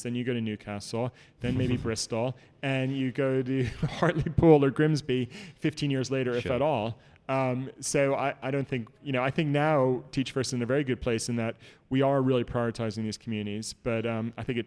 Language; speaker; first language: English; native; English